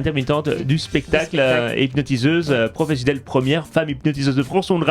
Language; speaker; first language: French; native; French